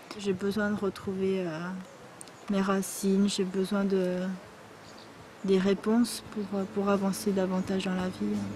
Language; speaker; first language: French; early bilingual, other home language; Korean